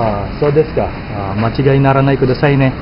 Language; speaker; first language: Japanese; non-native, learner; Filipino